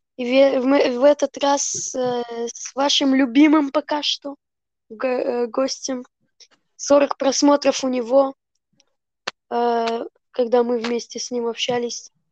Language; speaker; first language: Russian; early bilingual, heritage; Russian